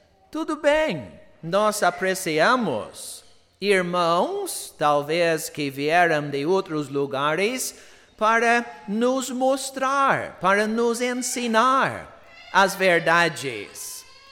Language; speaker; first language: Portuguese; non-native, fluent; English